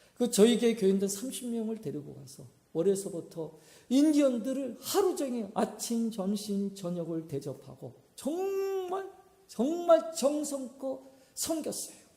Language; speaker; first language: Korean; native; Korean